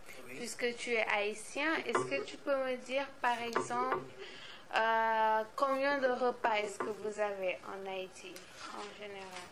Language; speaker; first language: French; non-native, local second language; Wolof